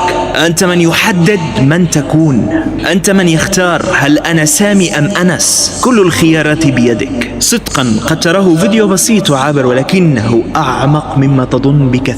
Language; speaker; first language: Arabic; native; Arabic